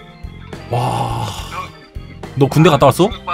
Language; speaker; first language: Korean; native; Korean